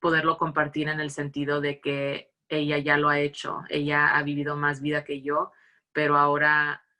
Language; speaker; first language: Spanish; early bilingual, heritage; Spanish